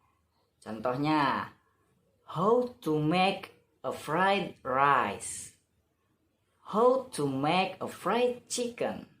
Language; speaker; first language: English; non-native, learner; Indonesian